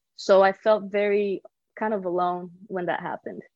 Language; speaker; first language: English; early bilingual, other home language; Bulgarian